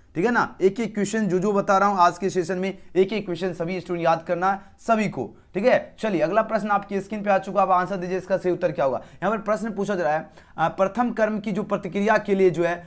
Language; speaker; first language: Hindi; native; Hindi